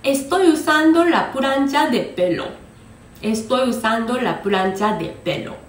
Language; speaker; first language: Spanish; non-native, fluent; Japanese